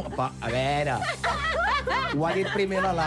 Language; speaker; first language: Catalan; native; Catalan